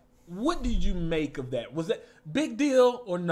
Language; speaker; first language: English; native; English